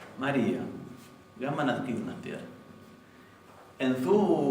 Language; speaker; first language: Icelandic; non-native, fluent; Spanish